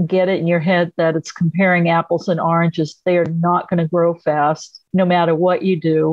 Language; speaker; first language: English; native; English